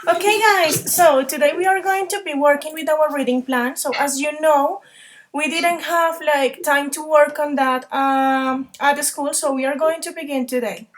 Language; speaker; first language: English; non-native, fluent; Spanish